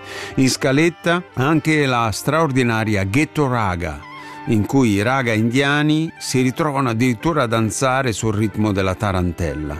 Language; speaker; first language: Italian; native; Italian